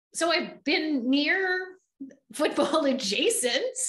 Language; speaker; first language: English; native; English